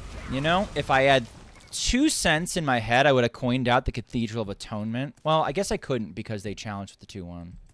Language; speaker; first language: English; native; English